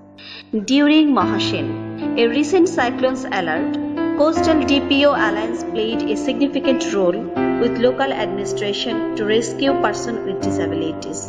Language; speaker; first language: English; non-native, local second language; Bangla